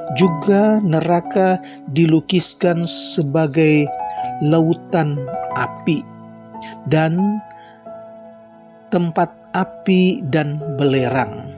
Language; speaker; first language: Indonesian; native; Indonesian